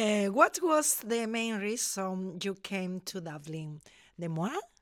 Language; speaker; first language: English; non-native, learner; Spanish